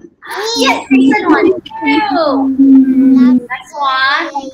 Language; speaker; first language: English; non-native, fluent; Chinese